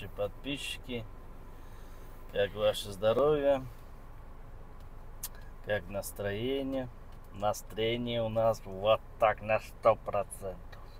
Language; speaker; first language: Russian; non-native, local second language; Tajik